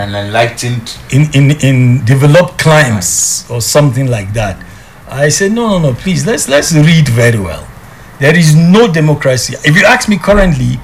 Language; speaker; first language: English; non-native, local second language; Hausa